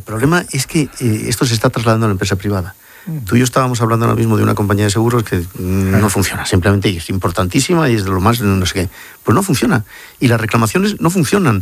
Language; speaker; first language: Spanish; native; Spanish